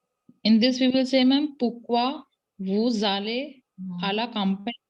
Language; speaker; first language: French; non-native, learner; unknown